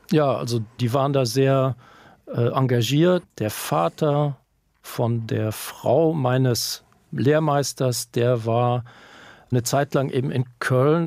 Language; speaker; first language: German; native; German